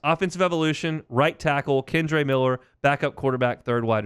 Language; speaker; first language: English; native; English